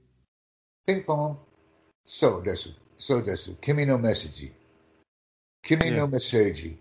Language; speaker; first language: Japanese; non-native, learner; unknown